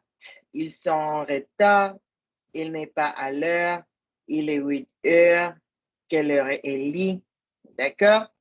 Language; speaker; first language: French; non-native, fluent; Spanish